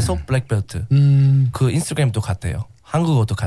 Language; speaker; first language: Korean; non-native, learner; English